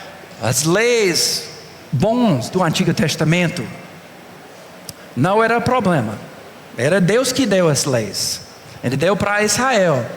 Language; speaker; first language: Portuguese; non-native, fluent; English